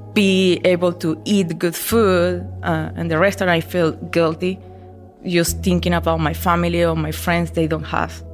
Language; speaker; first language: English; non-native, learner; Spanish